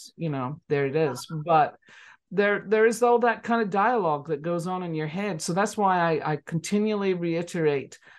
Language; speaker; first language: English; native; English